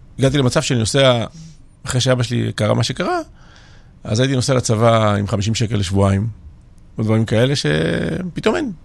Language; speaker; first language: Hebrew; early bilingual, other home language; Georgian